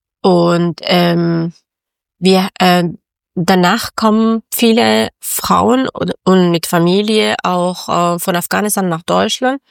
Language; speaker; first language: German; non-native, learner; Persian